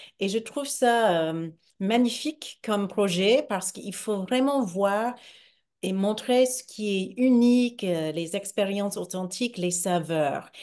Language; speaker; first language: French; non-native, fluent; English